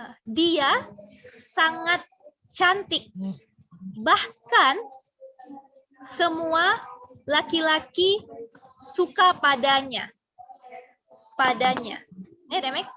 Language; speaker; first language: Indonesian; non-native, fluent; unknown